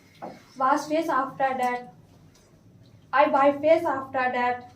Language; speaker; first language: English; non-native, learner; Hindi